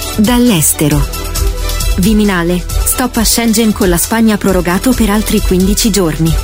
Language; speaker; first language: Italian; native; Italian